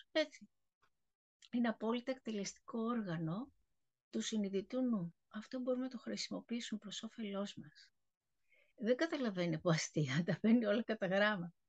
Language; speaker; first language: Greek; native; Greek